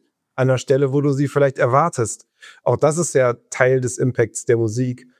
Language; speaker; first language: German; native; German